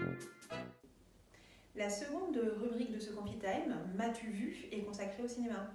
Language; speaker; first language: French; native; French